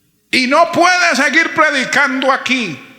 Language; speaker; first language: Spanish; native; Spanish